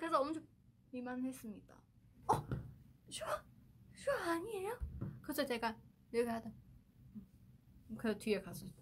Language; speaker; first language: Korean; non-native, fluent; Chinese